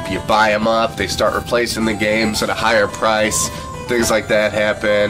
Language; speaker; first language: English; native; English